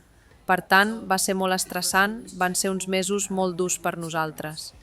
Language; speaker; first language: Catalan; non-native, fluent; Armenian